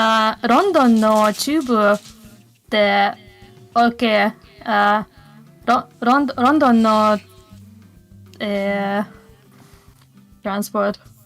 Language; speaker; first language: Japanese; non-native, learner; English